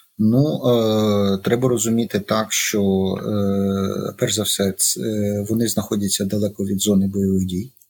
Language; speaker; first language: Ukrainian; native; Ukrainian